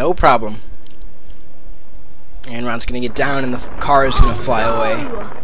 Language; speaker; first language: English; native; English